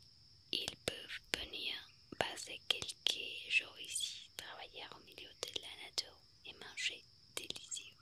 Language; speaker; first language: French; non-native, fluent; Spanish